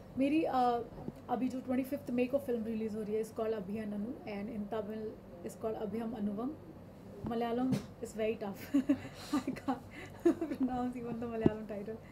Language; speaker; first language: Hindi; native; Hindi